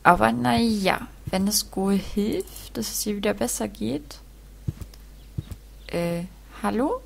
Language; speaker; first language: German; native; German